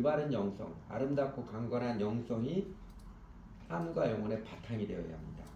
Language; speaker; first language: Korean; native; Korean